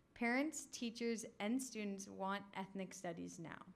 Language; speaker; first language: English; early bilingual, other home language; Urdu